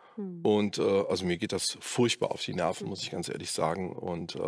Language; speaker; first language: German; native; German